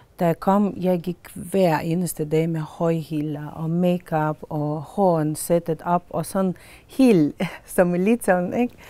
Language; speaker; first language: Danish; non-native, fluent; Lithuanian